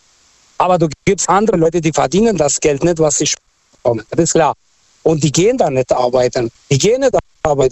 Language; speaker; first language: German; non-native, fluent; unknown